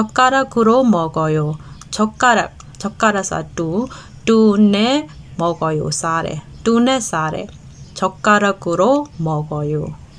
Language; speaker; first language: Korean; non-native, fluent; Burmese